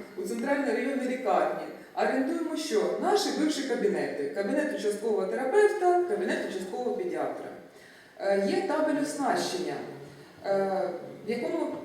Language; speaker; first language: Ukrainian; native; Ukrainian